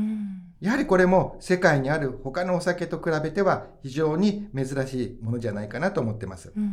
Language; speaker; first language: Japanese; native; Japanese